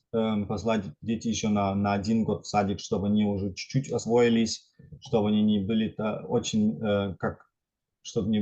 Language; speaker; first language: Russian; non-native, fluent; German